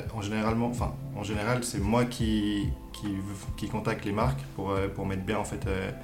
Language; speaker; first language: French; native; French